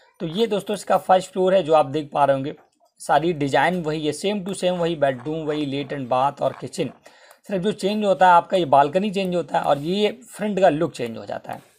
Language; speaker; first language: Hindi; native; Hindi